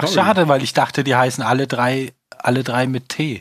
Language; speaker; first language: German; native; German